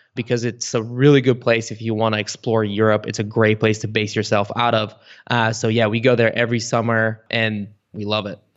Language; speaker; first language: English; early bilingual, other home language; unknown